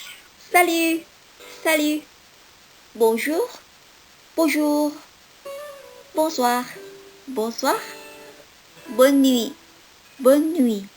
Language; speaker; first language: French; non-native, fluent; Indonesian